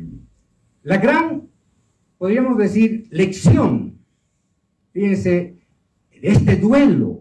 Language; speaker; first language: Spanish; native; Spanish